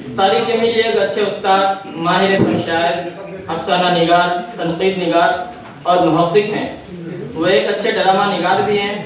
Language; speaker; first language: Urdu; native; Urdu